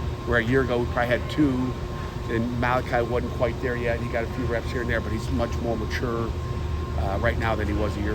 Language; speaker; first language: English; native; English